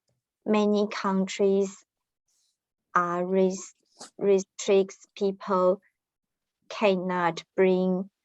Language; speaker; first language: English; non-native, learner; Chinese